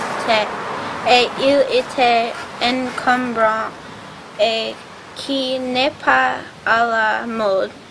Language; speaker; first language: French; non-native, learner; English